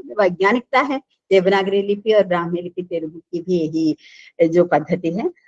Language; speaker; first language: Hindi; non-native, local second language; Telugu